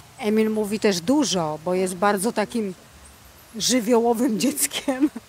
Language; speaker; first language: Polish; native; Polish